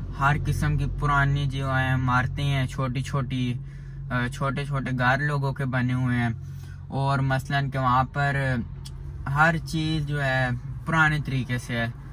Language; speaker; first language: Urdu; non-native, local second language; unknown